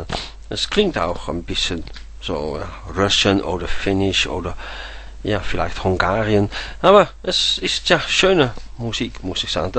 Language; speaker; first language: German; non-native, fluent; Dutch